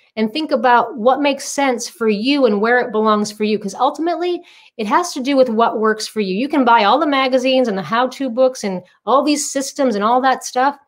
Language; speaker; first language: English; native; English